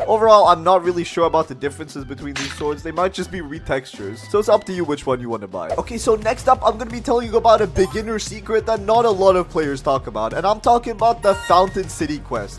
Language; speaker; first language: English; native; English